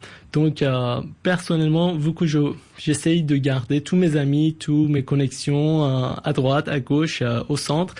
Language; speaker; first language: French; non-native, fluent; Persian